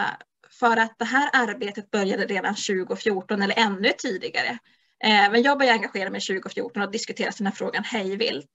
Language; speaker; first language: Swedish; native; Swedish